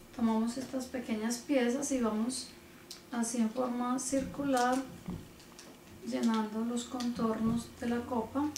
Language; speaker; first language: Spanish; native; Spanish